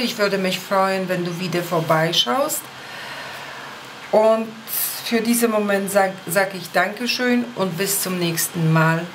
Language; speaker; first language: German; non-native, fluent; Polish